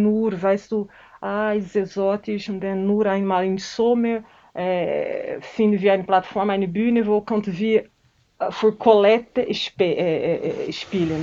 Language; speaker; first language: German; non-native, learner; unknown